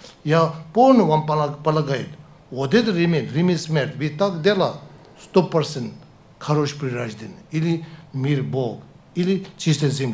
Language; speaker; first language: Russian; non-native, learner; Tibetan